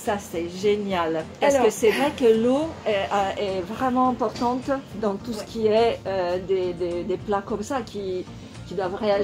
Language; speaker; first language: French; non-native, fluent; Italian